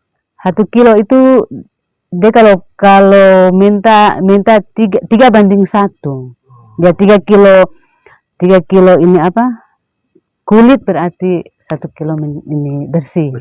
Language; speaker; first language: Indonesian; non-native, local second language; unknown